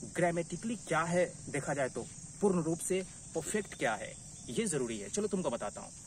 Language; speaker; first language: Hindi; native; Hindi